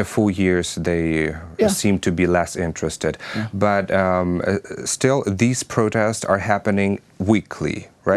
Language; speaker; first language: English; non-native, fluent; Ukrainian